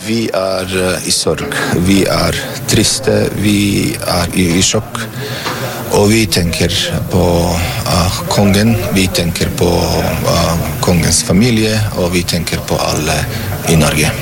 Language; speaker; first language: Norwegian; non-native, fluent; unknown